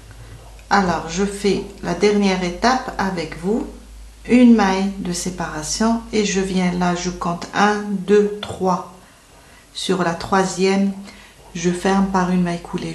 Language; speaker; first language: French; native; French